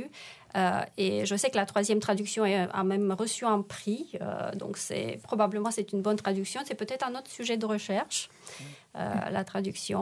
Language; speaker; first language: French; non-native, fluent; Romanian